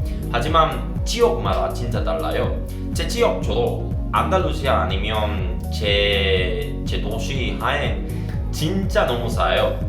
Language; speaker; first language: Korean; non-native, learner; Spanish